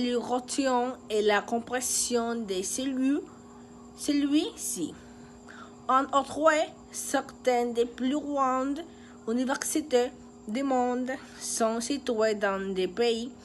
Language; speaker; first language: French; non-native, learner; Spanish